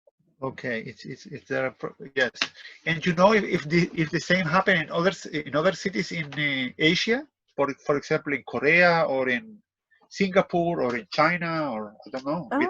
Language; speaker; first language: English; non-native, fluent; Spanish